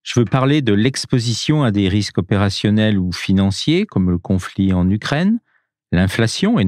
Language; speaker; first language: French; native; French